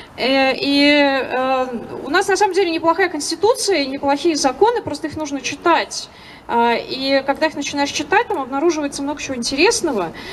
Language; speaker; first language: Russian; native; Russian